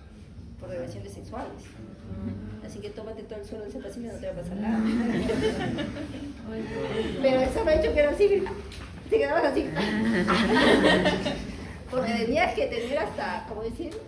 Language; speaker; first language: Spanish; native; Spanish